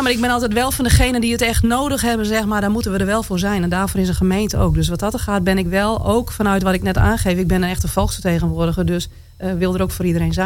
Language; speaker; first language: Dutch; native; Dutch